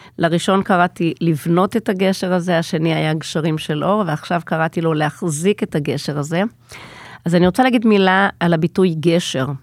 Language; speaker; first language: Hebrew; native; Hebrew